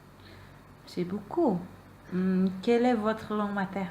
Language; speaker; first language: French; non-native, learner; Malay